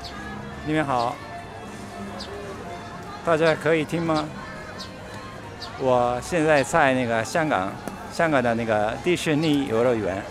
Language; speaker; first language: Chinese; non-native, learner; Japanese